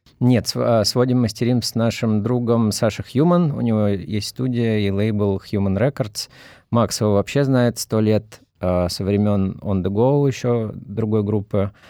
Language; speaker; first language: Russian; native; Russian